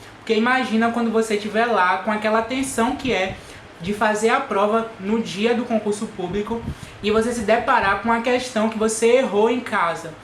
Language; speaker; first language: Portuguese; native; Portuguese